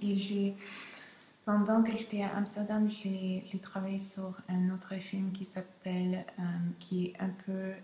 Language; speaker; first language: French; non-native, local second language; English